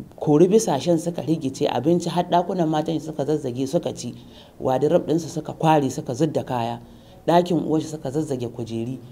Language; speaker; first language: Hausa; native; Hausa